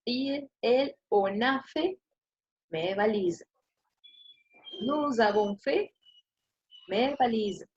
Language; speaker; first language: French; non-native, fluent; Spanish